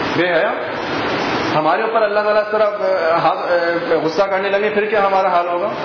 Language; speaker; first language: Urdu; native; Urdu